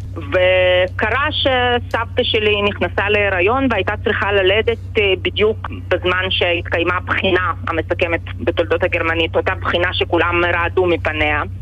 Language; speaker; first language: Hebrew; early bilingual, other home language; Russian